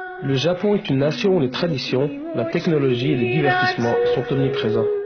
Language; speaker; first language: French; native; French